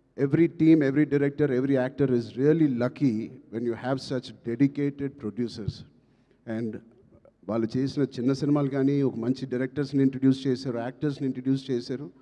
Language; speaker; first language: Telugu; native; Telugu